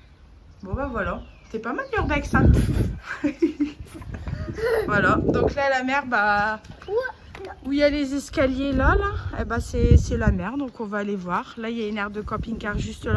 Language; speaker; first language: French; native; French